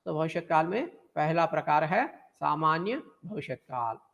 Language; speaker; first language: Hindi; non-native, local second language; Telugu